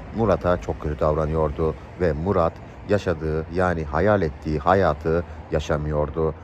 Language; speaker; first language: Turkish; native; Turkish